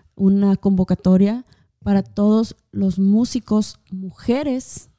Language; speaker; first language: Spanish; native; Spanish